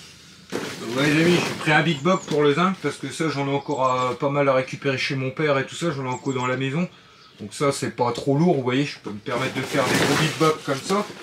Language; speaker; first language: French; native; French